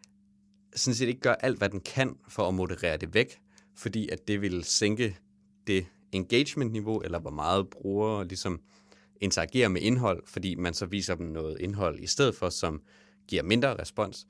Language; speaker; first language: Danish; native; Danish